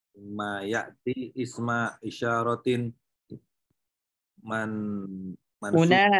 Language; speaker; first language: Arabic; non-native, learner; Indonesian